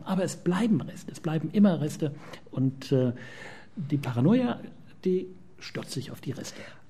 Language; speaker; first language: German; native; German